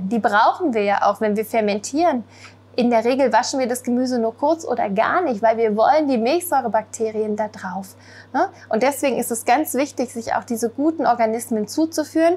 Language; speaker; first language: German; native; German